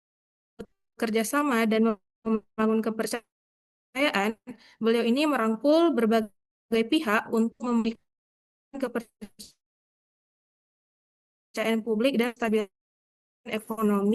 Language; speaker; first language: Indonesian; native; Indonesian